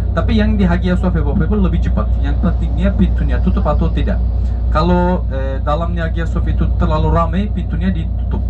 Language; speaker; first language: Indonesian; non-native, fluent; Turkish